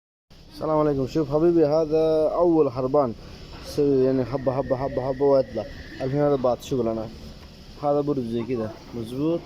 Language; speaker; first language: Arabic; non-native, learner; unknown